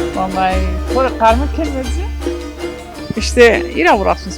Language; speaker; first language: Turkish; non-native, local second language; Zaza